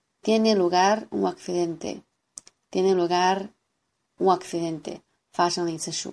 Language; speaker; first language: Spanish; non-native, fluent; Chinese